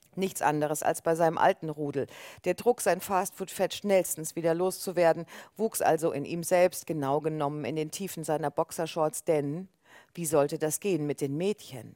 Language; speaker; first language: German; native; German